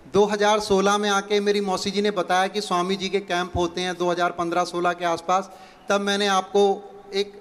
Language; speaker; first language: Hindi; native; Hindi